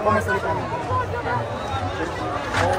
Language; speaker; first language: Portuguese; non-native, learner; Russian